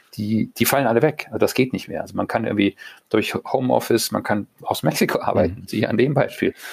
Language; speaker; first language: German; native; German